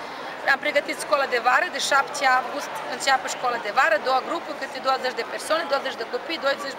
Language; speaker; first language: Romanian; early bilingual, heritage; Romanian